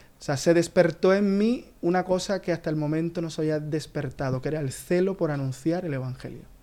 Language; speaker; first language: Spanish; native; Spanish